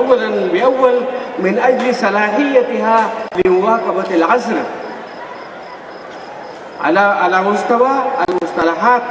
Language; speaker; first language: Arabic; non-native, fluent; Urdu